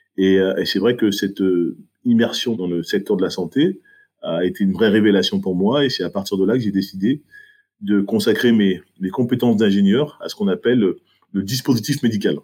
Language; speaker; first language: French; early bilingual, other home language; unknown